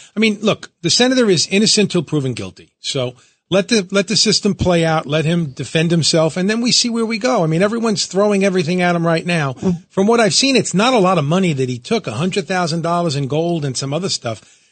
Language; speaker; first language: English; early bilingual, other home language; Italian